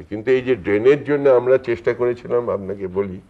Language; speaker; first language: Bangla; native; Bangla